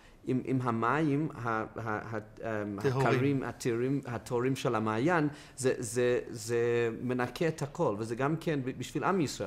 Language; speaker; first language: Hebrew; non-native, fluent; English